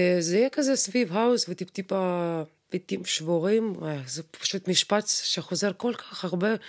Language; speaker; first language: Hebrew; non-native, fluent; Russian